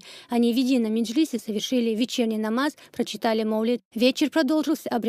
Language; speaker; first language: Russian; native; Russian